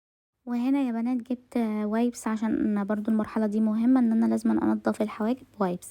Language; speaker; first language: Arabic; native; Arabic